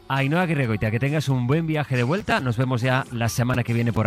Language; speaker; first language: Spanish; native; Spanish